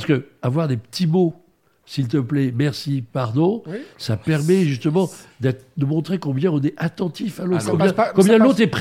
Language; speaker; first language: French; native; French